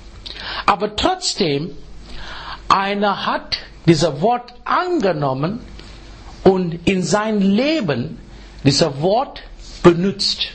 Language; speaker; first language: German; non-native, fluent; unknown